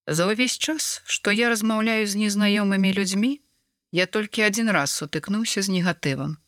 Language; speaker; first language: Belarusian; non-native, local second language; Russian